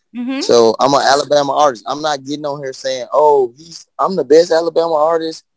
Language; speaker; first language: English; native; English